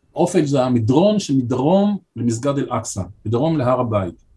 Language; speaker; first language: Hebrew; native; Hebrew